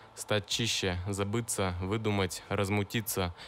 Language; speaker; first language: Russian; native; Russian